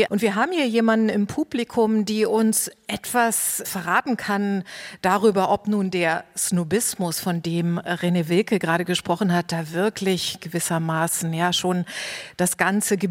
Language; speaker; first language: German; native; German